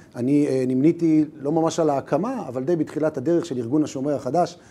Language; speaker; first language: Hebrew; native; Hebrew